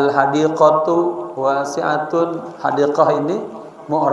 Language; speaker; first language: Arabic; non-native, fluent; Indonesian